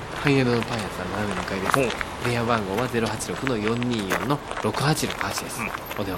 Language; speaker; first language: Japanese; native; Japanese